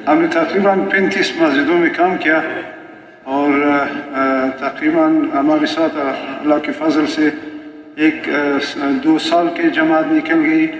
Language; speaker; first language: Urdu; non-native, local second language; Pashto